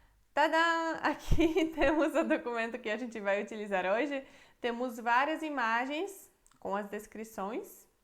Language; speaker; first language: Portuguese; non-native, fluent; Polish